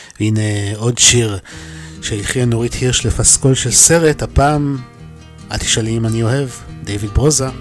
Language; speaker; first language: Hebrew; native; Hebrew